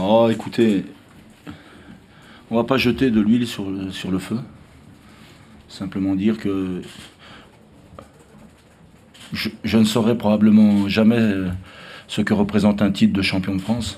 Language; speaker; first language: French; native; French